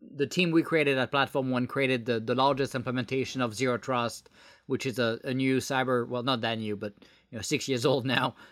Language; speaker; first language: English; non-native, fluent; French